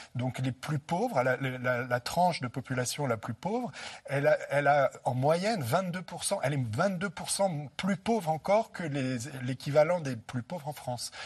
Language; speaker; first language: French; native; French